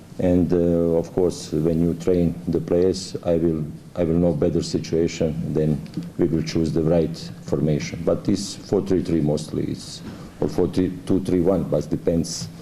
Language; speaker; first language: English; non-native, fluent; Croatian